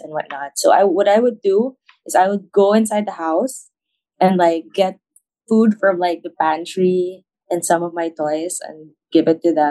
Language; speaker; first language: English; non-native, local second language; Filipino